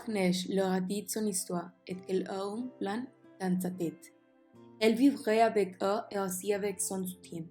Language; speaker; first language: French; non-native, learner; Spanish